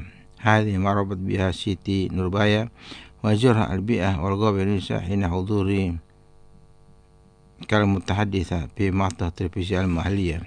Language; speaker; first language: Arabic; non-native, fluent; Indonesian